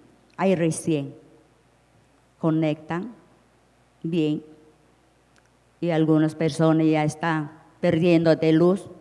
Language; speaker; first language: Spanish; non-native, local second language; Shipibo-Conibo